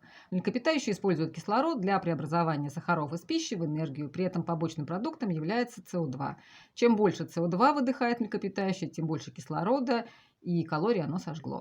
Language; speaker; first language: Russian; native; Russian